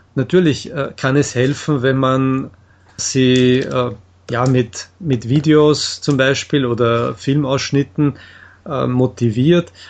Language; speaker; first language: German; native; German